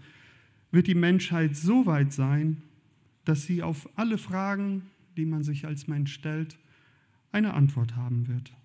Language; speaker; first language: German; native; German